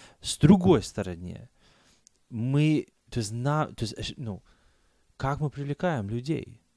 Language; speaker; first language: Russian; non-native, fluent; English